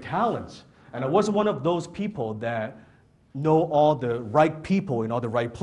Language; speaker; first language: English; non-native, fluent; Cantonese